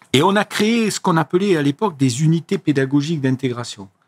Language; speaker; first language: French; native; French